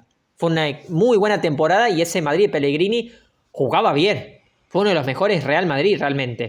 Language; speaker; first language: Spanish; native; Spanish